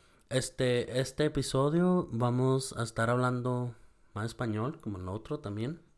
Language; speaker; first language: Spanish; early bilingual, heritage; Spanish